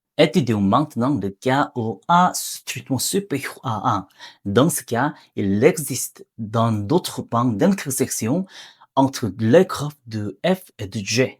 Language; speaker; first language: French; non-native, learner; Korean